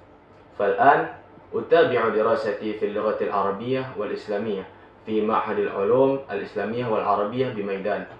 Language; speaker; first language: Arabic; non-native, fluent; Indonesian